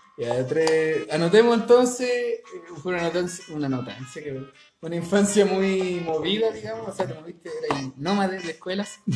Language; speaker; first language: Spanish; native; Spanish